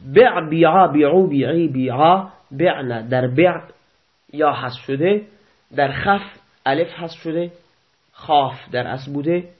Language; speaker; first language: Persian; non-native, local second language; Baluchi